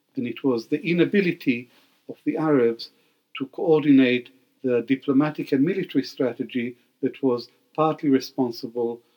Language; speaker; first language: English; non-native, fluent; Hebrew